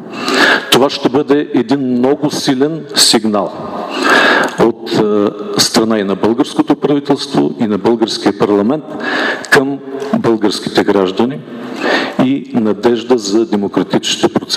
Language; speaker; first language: Bulgarian; native; Bulgarian